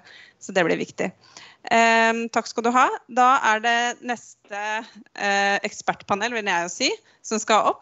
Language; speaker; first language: Norwegian; native; Norwegian